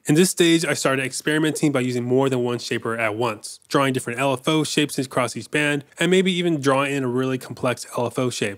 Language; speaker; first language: English; native; English